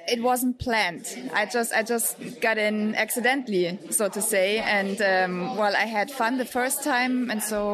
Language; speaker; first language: English; non-native, fluent; German